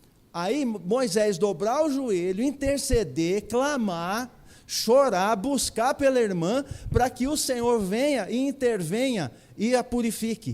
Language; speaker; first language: Portuguese; native; Portuguese